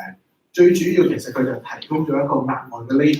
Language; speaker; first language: Chinese; native; Chinese